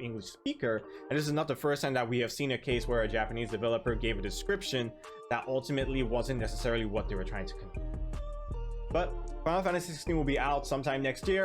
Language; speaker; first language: English; native; English